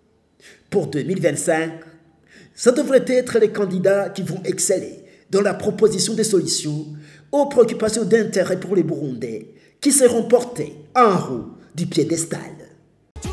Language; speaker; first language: French; non-native, local second language; Rundi